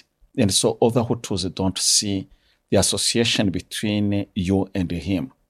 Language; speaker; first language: English; non-native, local second language; Kinyarwanda